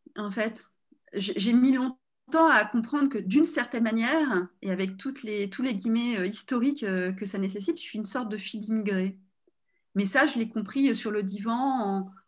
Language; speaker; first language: French; native; French